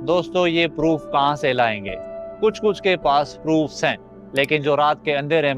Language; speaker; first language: Hindi; native; Hindi